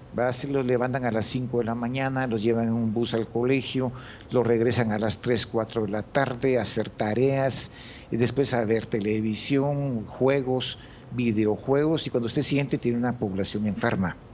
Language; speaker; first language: Spanish; native; Spanish